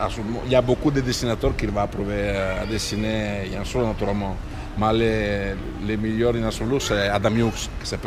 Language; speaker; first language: French; non-native, fluent; Italian